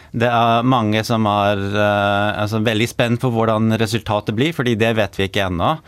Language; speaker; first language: Norwegian; non-native, fluent; English